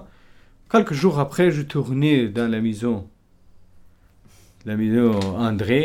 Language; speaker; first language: French; non-native, learner; Kurdish